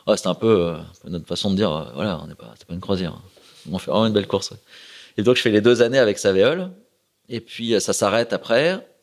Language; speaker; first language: French; native; French